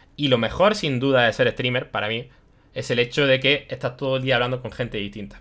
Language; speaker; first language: Spanish; early bilingual, other home language; German